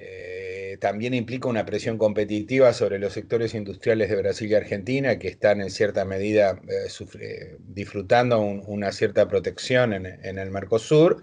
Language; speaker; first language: Spanish; native; Spanish